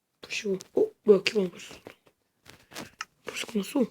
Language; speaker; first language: Korean; native; Korean